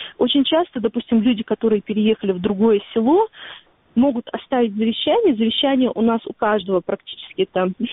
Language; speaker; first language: Russian; non-native, local second language; Ingush